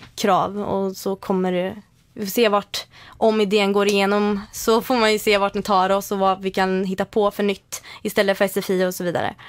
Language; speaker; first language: Swedish; native; Swedish